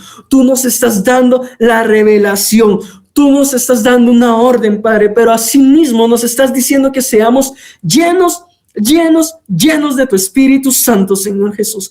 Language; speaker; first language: Spanish; native; Spanish